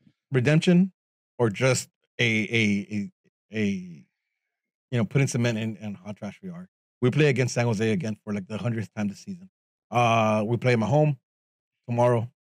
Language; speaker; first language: English; early bilingual, other home language; Spanish